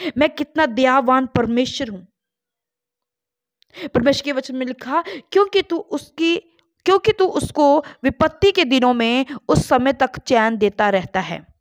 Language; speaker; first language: Hindi; non-native, local second language; Punjabi